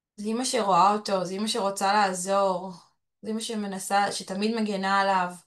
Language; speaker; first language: Hebrew; early bilingual, other home language; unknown